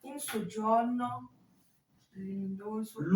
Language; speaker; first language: Italian; non-native, learner; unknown